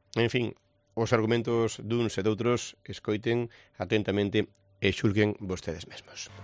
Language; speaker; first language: Galician; native; Galician